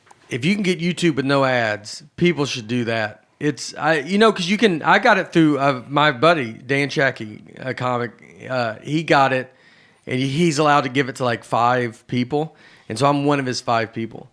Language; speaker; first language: English; native; English